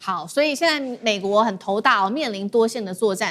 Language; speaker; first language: Chinese; native; Chinese